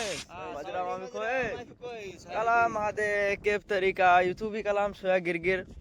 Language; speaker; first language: Arabic; non-native, learner; Hindi